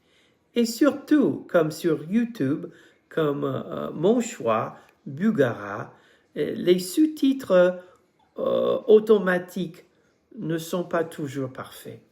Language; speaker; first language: French; non-native, fluent; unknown